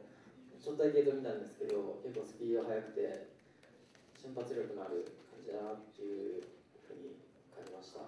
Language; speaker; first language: Japanese; native; Japanese